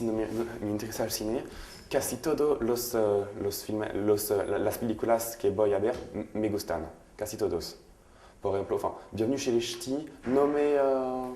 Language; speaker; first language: Spanish; non-native, learner; French